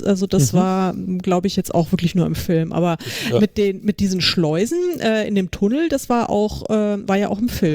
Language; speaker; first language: German; native; German